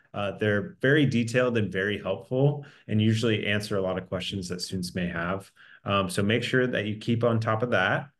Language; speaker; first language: English; native; English